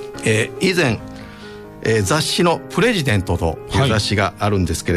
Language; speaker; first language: Japanese; native; Japanese